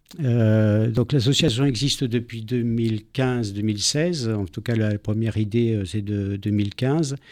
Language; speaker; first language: French; native; French